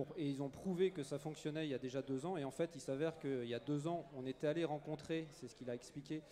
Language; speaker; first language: French; native; French